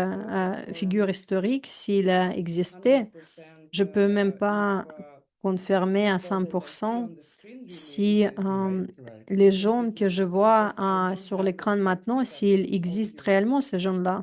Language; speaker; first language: French; non-native, fluent; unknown